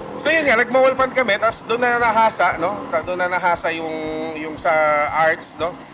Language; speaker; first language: Filipino; non-native, local second language; Cebuano